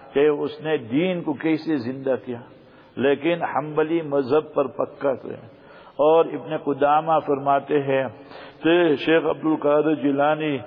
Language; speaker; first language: Urdu; early bilingual, heritage; Urdu